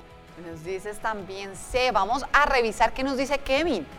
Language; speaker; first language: Spanish; native; Spanish